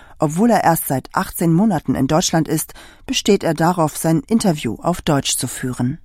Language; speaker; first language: German; native; German